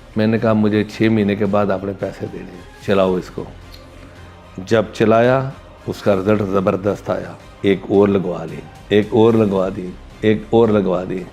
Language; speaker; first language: Urdu; non-native, local second language; Punjabi